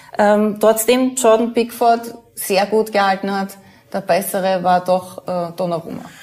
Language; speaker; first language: German; native; German